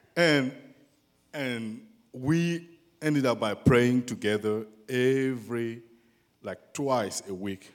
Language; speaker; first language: English; non-native, fluent; Dyula